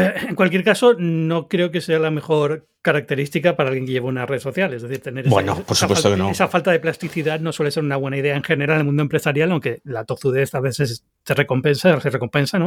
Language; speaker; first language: Spanish; native; Spanish